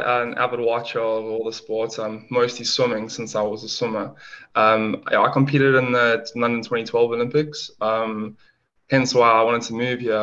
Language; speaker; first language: English; native; English